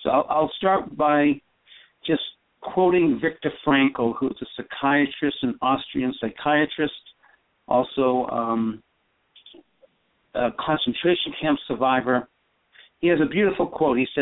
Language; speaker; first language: English; native; English